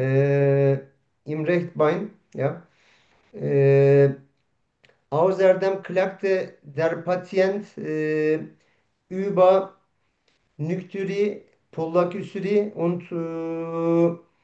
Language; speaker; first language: German; non-native, learner; Turkish